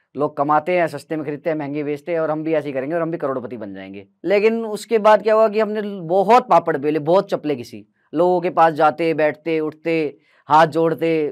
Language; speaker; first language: Hindi; native; Hindi